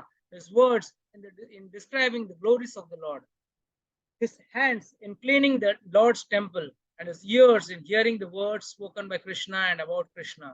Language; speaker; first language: English; non-native, local second language; Hindi